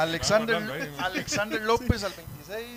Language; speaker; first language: Spanish; native; Spanish